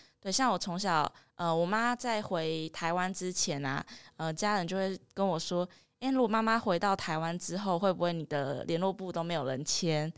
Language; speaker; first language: Chinese; native; Chinese